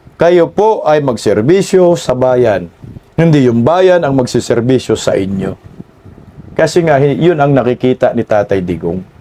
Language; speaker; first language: Filipino; non-native, local second language; Cebuano